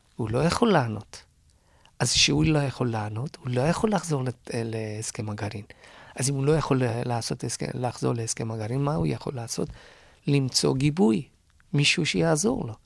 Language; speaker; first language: Hebrew; non-native, fluent; Persian